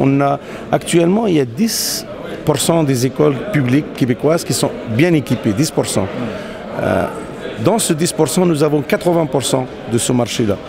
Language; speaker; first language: French; non-native, local second language; Arabic